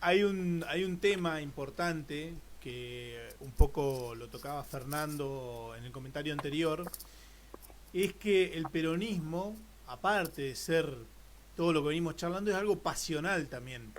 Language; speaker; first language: Spanish; native; Spanish